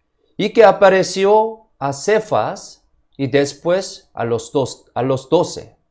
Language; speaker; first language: Spanish; non-native, fluent; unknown